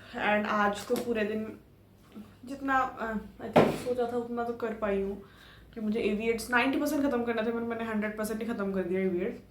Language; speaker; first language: Hindi; non-native, local second language; Bangla